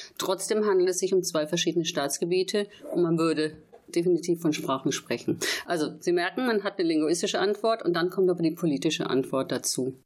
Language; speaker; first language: German; native; German